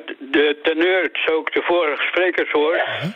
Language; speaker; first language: Dutch; native; Dutch